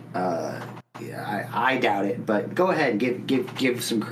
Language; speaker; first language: English; native; English